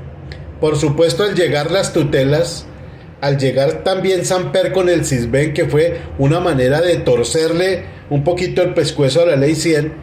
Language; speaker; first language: Spanish; native; Spanish